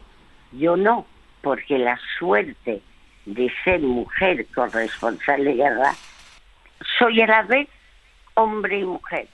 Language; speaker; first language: Spanish; early bilingual, other home language; French